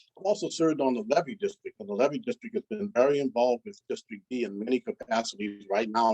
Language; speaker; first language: English; native; English